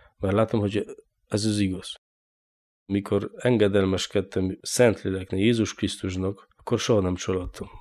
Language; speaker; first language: Hungarian; non-native, learner; Polish